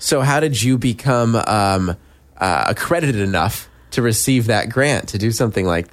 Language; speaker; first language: English; native; English